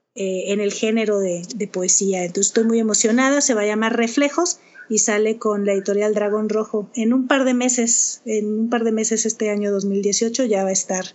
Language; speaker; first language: Spanish; native; Spanish